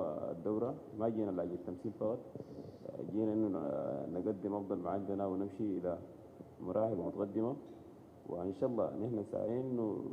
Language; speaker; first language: Arabic; native; Arabic